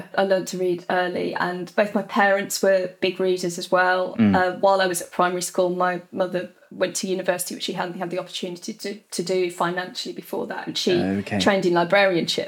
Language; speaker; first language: English; native; English